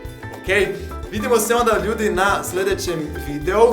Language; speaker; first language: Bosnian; non-native, fluent; Portuguese